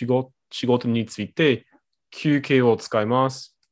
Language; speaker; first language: Japanese; non-native, learner; German